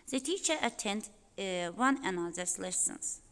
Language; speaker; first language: English; non-native, fluent; Azerbaijani